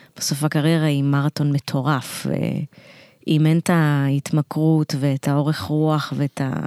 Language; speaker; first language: Hebrew; early bilingual, other home language; Russian